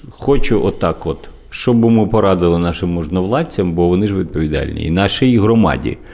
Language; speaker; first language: Ukrainian; native; Ukrainian